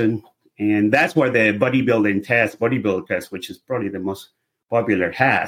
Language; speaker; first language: English; non-native, fluent; Spanish